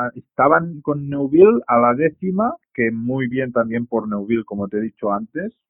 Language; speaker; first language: Spanish; native; Spanish